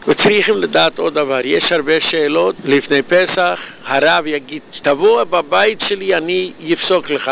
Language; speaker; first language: Hebrew; non-native, fluent; Yiddish